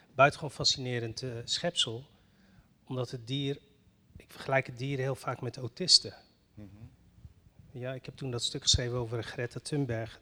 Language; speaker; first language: Dutch; early bilingual, other home language; Riffian